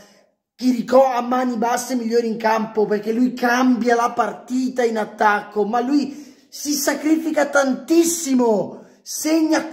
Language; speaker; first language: Italian; native; Italian